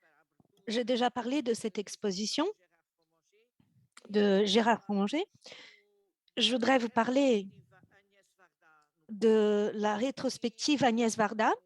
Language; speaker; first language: French; non-native, fluent; Portuguese